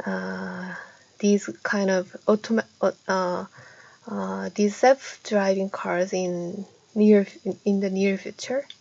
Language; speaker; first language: English; non-native, fluent; Korean